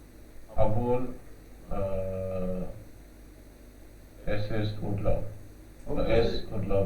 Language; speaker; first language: German; non-native, learner; Hindi